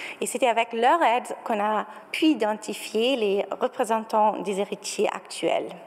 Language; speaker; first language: French; non-native, fluent; German